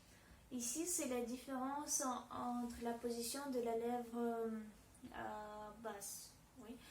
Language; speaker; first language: French; non-native, fluent; Russian